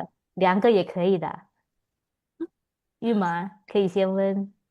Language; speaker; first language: Chinese; non-native, fluent; Indonesian